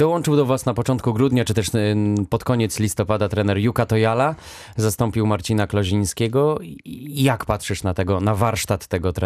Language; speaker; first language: Polish; native; Polish